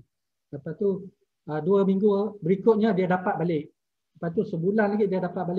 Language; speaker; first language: Malay; native; Malay